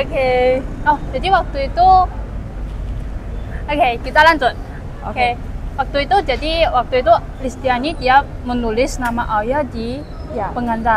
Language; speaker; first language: Indonesian; non-native, fluent; Chinese